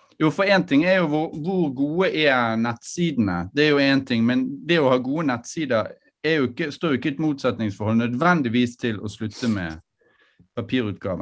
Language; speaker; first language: Norwegian; native; Norwegian